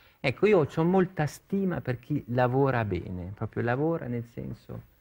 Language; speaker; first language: Italian; native; Italian